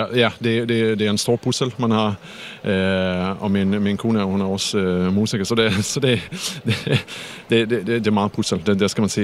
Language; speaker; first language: Danish; non-native, fluent; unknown